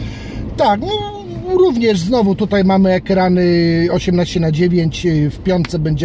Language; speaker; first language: Polish; native; Polish